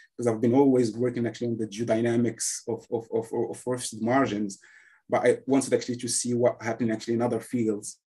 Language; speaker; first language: English; non-native, fluent; Arabic